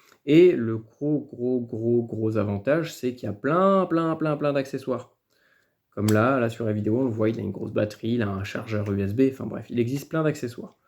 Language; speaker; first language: French; native; French